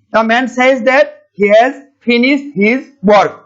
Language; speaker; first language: English; non-native, local second language; Assamese